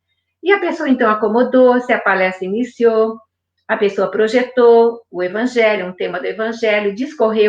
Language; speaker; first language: Portuguese; native; Portuguese